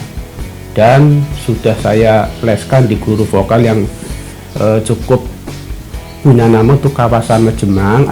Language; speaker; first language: Indonesian; non-native, local second language; Javanese